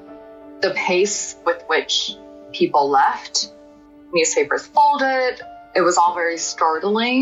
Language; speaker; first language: English; non-native, local second language; Cantonese